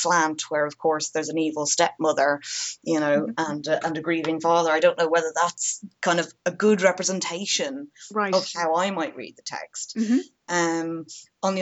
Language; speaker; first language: English; native; English